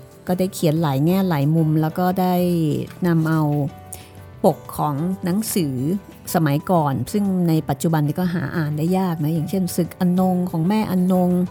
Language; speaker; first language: Thai; native; Thai